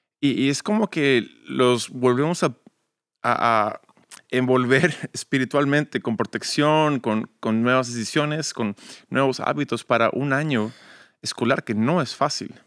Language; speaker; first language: Spanish; early bilingual, other home language; English